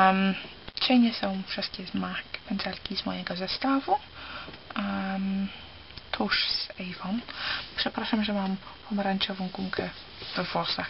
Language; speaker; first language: Polish; early bilingual, heritage; Polish